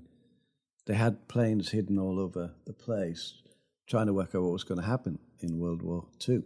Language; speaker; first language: English; native; English